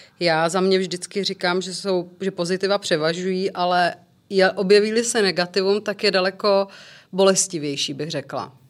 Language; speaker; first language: Czech; native; Czech